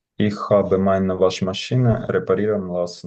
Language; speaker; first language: German; non-native, learner; Ukrainian